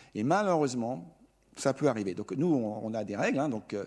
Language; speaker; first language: French; native; French